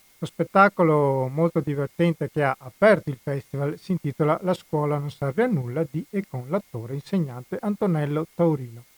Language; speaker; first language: Italian; native; Italian